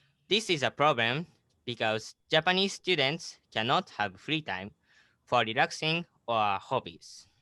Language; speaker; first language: English; non-native, learner; Japanese